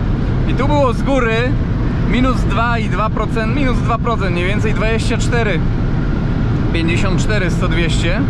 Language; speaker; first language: Polish; native; Polish